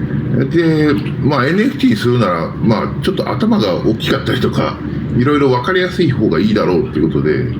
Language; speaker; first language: Japanese; native; Japanese